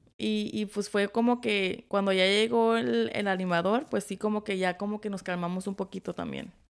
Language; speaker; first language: Spanish; early bilingual, heritage; Spanish